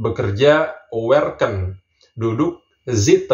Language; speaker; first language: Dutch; non-native, fluent; Indonesian